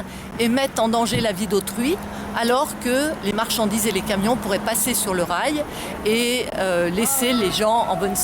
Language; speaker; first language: French; native; French